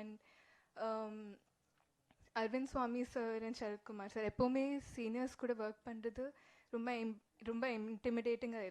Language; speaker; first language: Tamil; non-native, learner; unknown